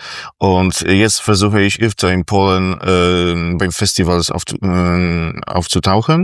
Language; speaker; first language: German; non-native, fluent; Polish